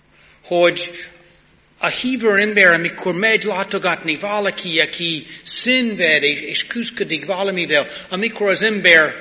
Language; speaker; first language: Hungarian; non-native, learner; English